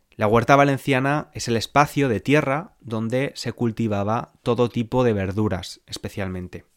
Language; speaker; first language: Spanish; native; Spanish